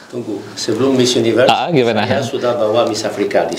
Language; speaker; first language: Indonesian; non-native, learner; Italian